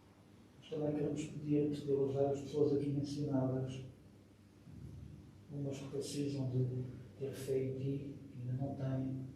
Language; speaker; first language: Portuguese; native; Portuguese